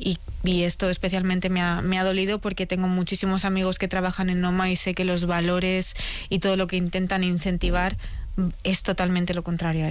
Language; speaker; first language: Spanish; native; Spanish